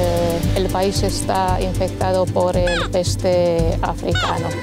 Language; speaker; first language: Spanish; non-native, fluent; Hungarian